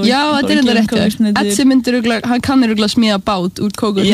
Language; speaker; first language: Icelandic; native; Icelandic